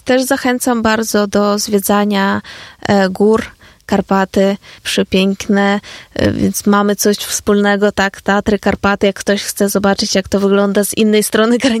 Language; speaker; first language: Polish; non-native, fluent; Ukrainian